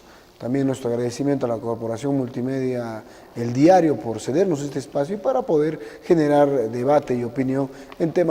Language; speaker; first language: Spanish; native; Spanish